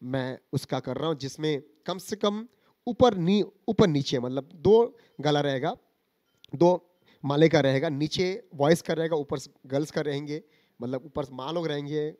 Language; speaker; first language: Hindi; non-native, local second language; Bangla